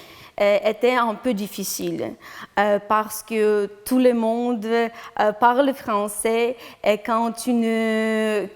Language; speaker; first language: French; non-native, learner; Ukrainian